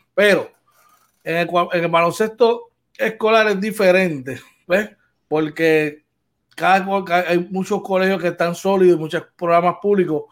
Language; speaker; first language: Spanish; native; Spanish